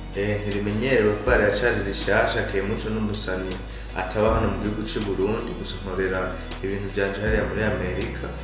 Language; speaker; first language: Rundi; early bilingual, heritage; Rundi